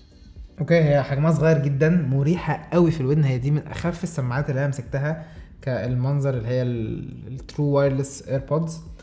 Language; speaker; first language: Arabic; native; Arabic